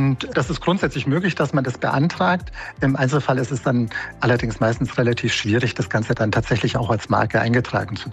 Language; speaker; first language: German; native; German